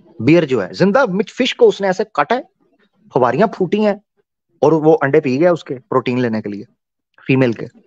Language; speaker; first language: Urdu; non-native, local second language; Punjabi